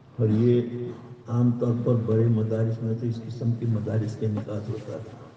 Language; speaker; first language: Urdu; non-native, local second language; Gujarati